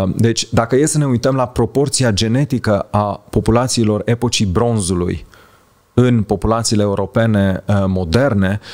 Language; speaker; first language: Romanian; native; Romanian